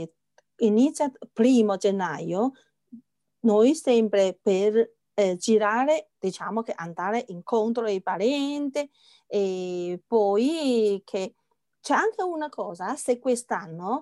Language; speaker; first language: Italian; non-native, learner; Chinese